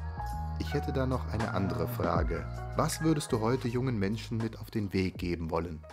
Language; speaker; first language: German; native; German